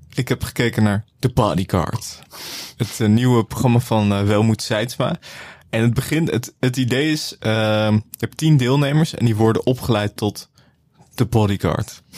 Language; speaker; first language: Dutch; native; Dutch